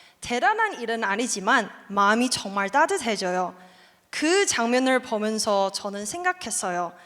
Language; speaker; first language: Korean; non-native, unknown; Chinese